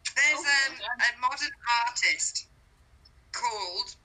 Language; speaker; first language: English; native; English